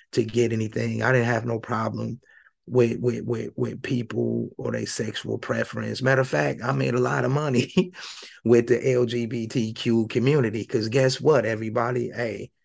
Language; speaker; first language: English; native; English